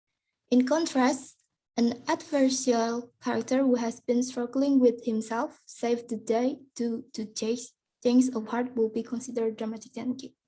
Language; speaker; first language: English; non-native, learner; Indonesian